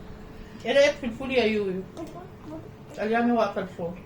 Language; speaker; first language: Arabic; native; Arabic